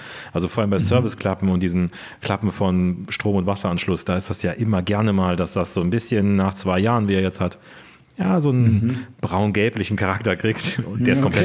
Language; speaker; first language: German; native; German